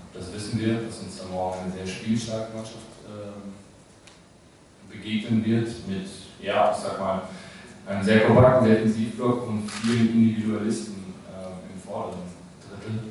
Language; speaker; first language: German; native; German